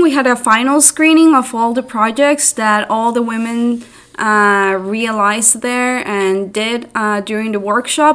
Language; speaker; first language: English; non-native, fluent; Spanish